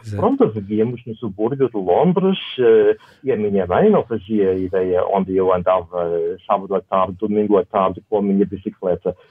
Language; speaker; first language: Portuguese; non-native, fluent; German